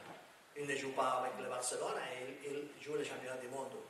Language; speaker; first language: French; non-native, learner; Spanish